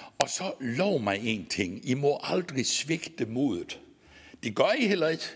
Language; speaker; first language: Danish; native; Danish